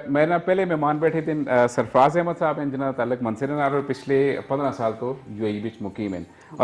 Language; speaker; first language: Urdu; non-native, local second language; Northern Hindko